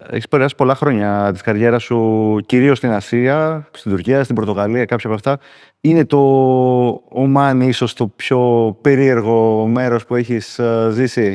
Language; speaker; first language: Greek; native; Greek